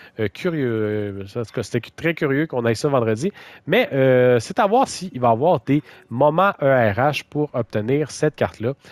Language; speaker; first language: French; native; French